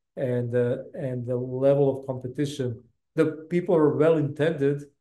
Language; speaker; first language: English; non-native, fluent; Bosnian